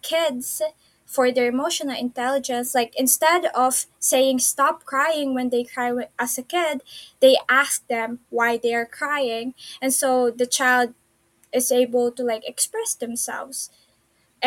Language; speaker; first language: English; non-native, local second language; Filipino